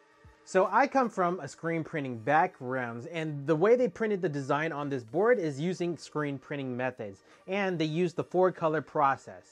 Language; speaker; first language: English; native; English